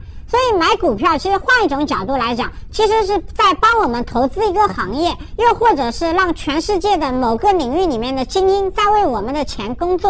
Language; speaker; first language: Chinese; native; Chinese